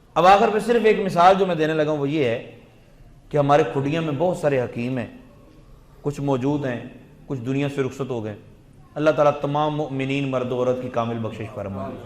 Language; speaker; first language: Urdu; native; Urdu